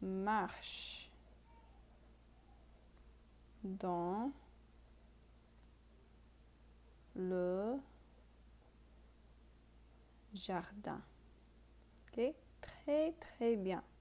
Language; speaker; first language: French; non-native, fluent; English